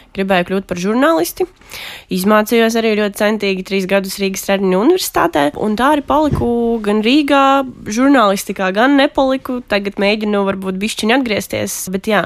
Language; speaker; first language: Latvian; non-native, local second language; Russian